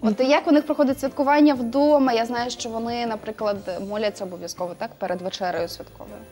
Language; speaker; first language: Ukrainian; native; Ukrainian